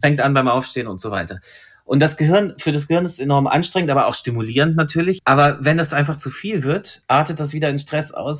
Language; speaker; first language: German; native; German